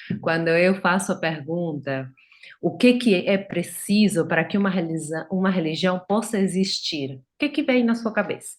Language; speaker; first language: Portuguese; non-native, fluent; Spanish